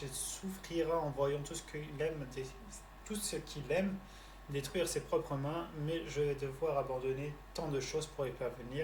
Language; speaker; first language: French; native; French